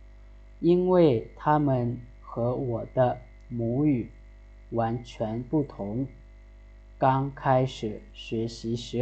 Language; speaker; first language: Chinese; non-native, fluent; Lao